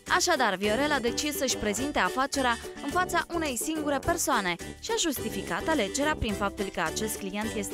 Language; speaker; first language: Romanian; native; Romanian